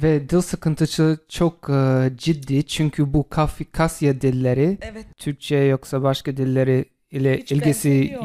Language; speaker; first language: Turkish; non-native, fluent; English